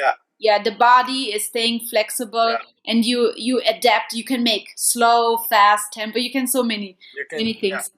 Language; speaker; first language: English; non-native, fluent; German